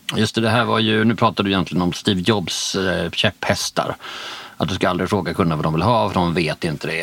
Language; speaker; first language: Swedish; native; Swedish